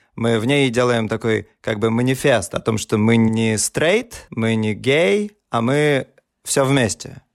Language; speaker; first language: Russian; native; Russian